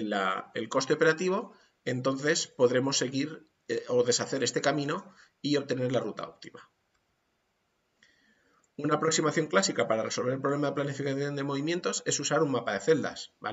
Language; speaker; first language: Spanish; native; Spanish